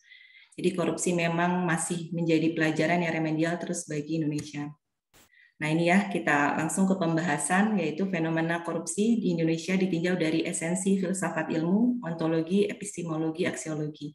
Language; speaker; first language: Indonesian; native; Indonesian